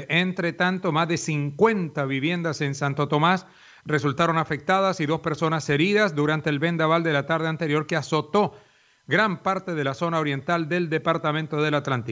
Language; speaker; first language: Spanish; native; Spanish